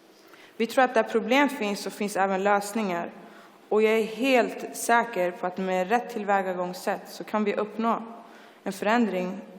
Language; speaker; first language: Swedish; early bilingual, other home language; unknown